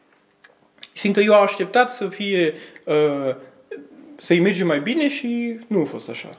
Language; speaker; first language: Romanian; early bilingual, heritage; Romanian